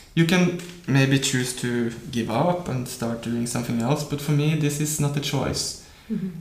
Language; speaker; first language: English; non-native, fluent; Norwegian